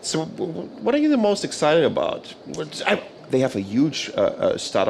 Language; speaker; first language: English; non-native, fluent; German